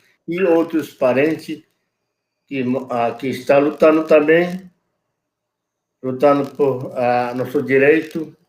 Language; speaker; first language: Portuguese; non-native, local second language; Yanomámi